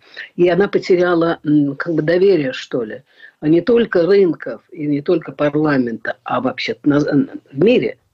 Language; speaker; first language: Russian; native; Russian